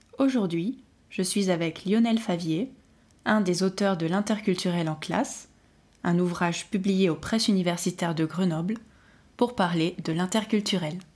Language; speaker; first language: French; native; French